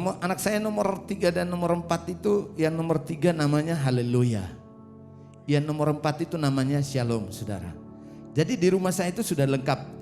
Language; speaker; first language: Indonesian; non-native, local second language; Tetum